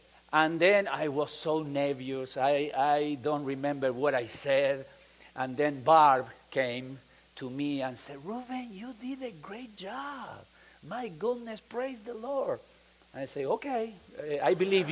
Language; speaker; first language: English; non-native, fluent; Spanish